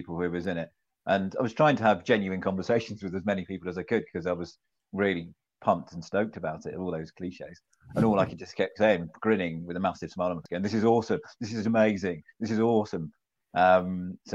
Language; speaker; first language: English; native; English